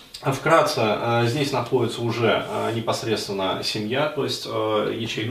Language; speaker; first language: Russian; native; Russian